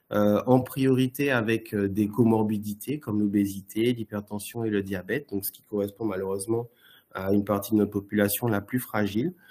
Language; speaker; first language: French; native; French